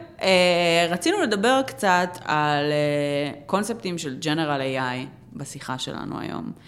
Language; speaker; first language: Hebrew; native; Hebrew